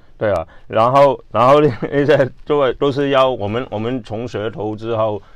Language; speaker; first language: Chinese; non-native, local second language; Cantonese